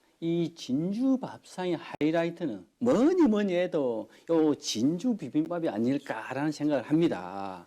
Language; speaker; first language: Korean; native; Korean